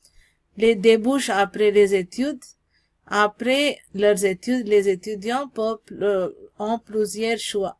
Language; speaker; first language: French; non-native, learner; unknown